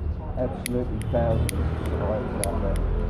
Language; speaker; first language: English; native; English